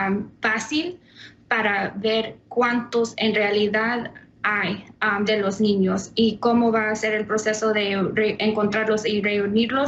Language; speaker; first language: Spanish; early bilingual, heritage; Spanish